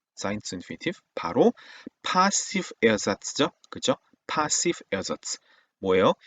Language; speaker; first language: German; non-native, fluent; Korean